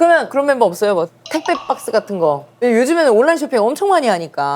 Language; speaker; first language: Korean; native; Korean